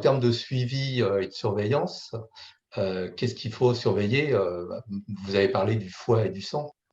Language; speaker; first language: French; native; French